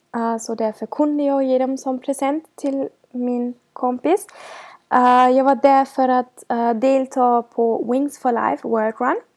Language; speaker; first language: Swedish; non-native, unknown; German